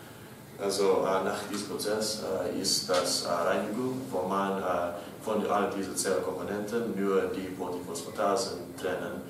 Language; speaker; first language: German; non-native, learner; English